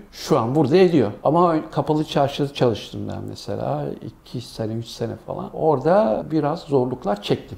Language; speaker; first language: Turkish; early bilingual, heritage; Turkish